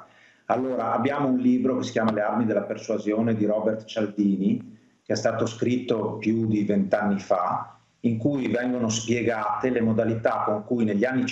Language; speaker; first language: Italian; native; Italian